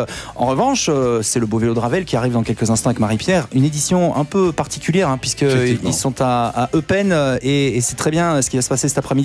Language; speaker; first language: French; native; French